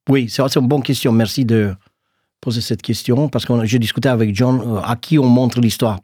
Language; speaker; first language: French; non-native, fluent; Romanian